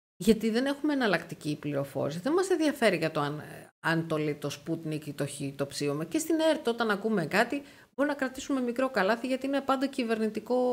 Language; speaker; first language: Greek; native; Greek